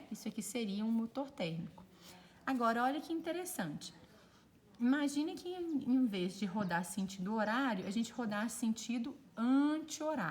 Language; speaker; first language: Portuguese; native; Portuguese